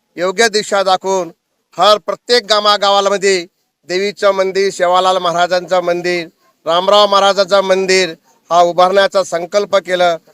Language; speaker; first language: Marathi; non-native, local second language; Lambadi